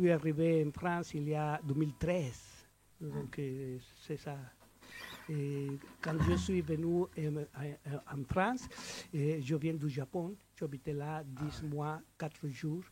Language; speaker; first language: French; non-native, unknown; Spanish